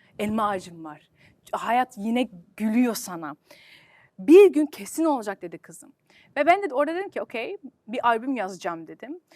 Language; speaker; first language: Turkish; early bilingual, heritage; Turkish